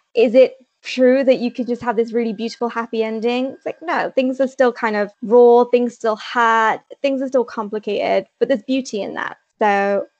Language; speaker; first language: English; native; English